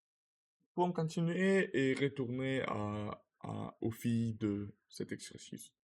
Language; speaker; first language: French; non-native, learner; Russian